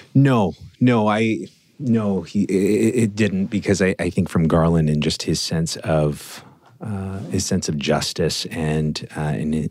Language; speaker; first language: English; native; English